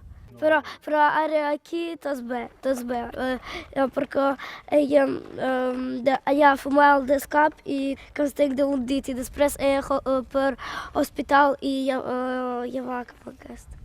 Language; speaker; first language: Catalan; non-native, learner; Russian